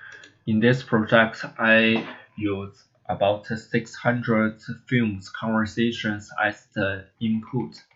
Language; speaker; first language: English; non-native, learner; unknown